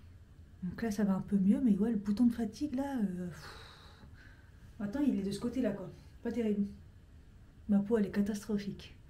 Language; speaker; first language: French; native; French